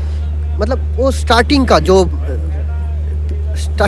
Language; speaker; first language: Hindi; non-native, local second language; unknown